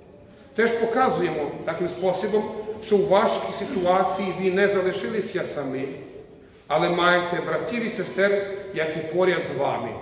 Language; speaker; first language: Ukrainian; non-native, fluent; Croatian